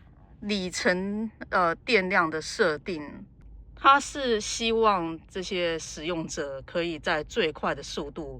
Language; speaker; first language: Chinese; native; Chinese